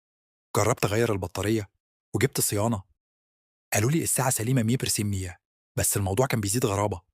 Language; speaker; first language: Arabic; native; Arabic